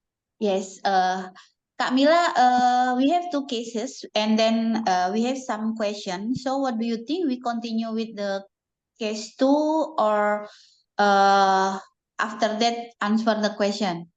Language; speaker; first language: English; non-native, learner; Indonesian